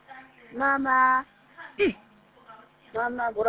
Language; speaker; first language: Chinese; non-native, learner; Korean